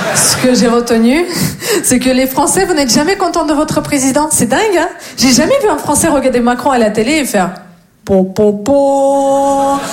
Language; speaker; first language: French; non-native, fluent; Russian